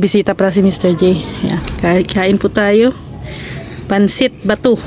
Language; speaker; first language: Filipino; native; Filipino